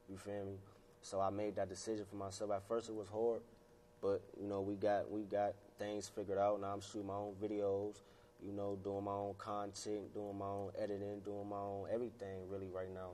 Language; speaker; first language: English; native; English